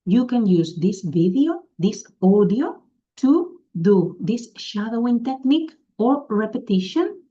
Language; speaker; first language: English; non-native, fluent; Catalan